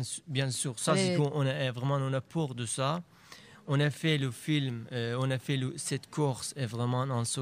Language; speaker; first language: French; non-native, learner; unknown